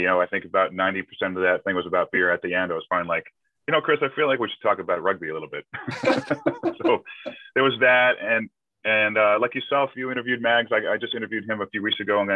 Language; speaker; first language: English; native; English